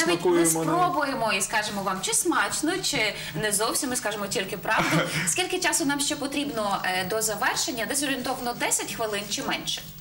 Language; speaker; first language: Ukrainian; native; Ukrainian